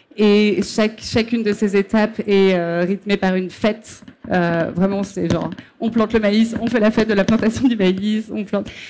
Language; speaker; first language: French; native; French